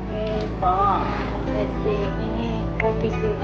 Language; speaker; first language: Indonesian; non-native, fluent; Turkish